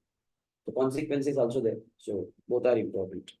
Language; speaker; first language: English; non-native, local second language; Kannada